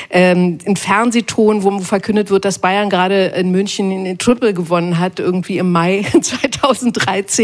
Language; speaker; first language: German; native; German